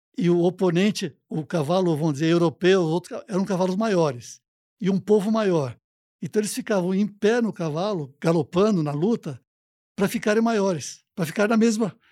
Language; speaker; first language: Portuguese; native; Portuguese